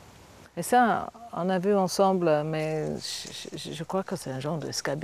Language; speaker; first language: French; non-native, fluent; English